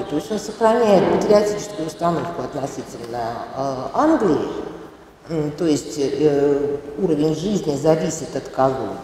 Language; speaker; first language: Russian; native; Russian